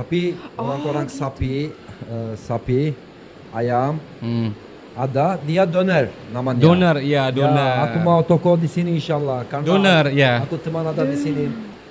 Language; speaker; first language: Indonesian; non-native, learner; Turkish